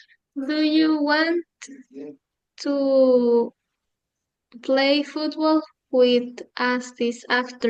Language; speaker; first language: English; non-native, learner; Spanish